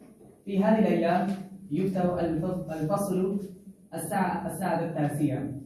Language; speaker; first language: Arabic; non-native, learner; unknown